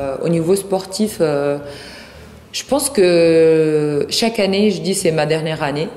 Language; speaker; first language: French; non-native, local second language; Arabic